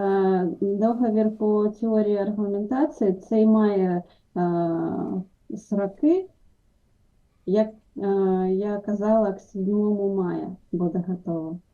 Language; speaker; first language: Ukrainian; non-native, learner; Russian